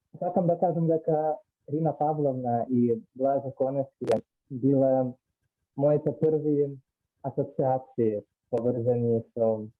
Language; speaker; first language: Macedonian; non-native, learner; Russian